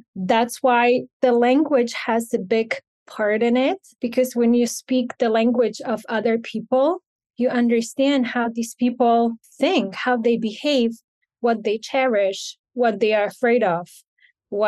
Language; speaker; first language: English; non-native, fluent; Ukrainian